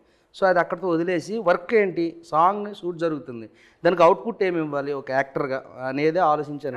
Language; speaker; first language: Telugu; native; Telugu